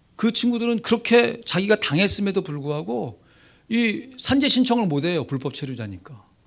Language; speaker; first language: Korean; native; Korean